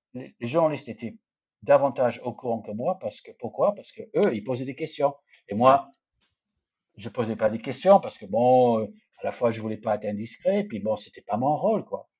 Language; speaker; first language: French; non-native, fluent; English